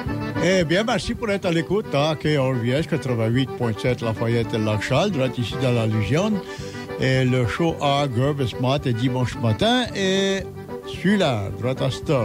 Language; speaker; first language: French; native; French